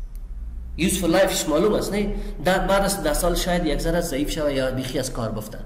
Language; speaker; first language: Persian; non-native, local second language; Pashto